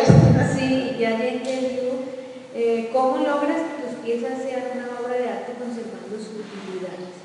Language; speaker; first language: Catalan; non-native, fluent; Spanish